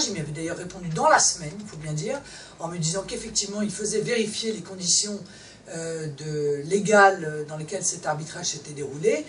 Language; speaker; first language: French; native; French